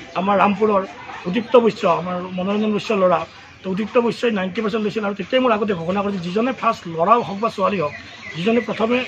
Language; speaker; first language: Assamese; native; Assamese